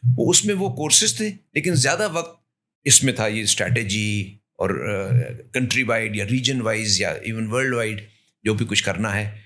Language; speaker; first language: Urdu; native; Urdu